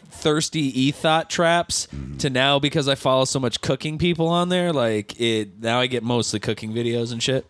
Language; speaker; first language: English; native; English